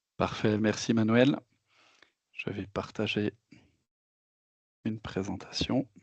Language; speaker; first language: French; native; French